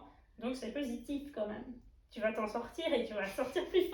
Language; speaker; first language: French; native; French